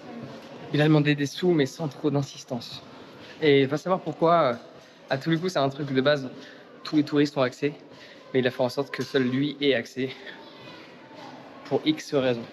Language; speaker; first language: French; native; French